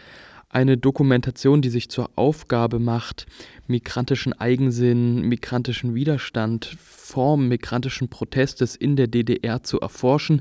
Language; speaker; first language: German; native; German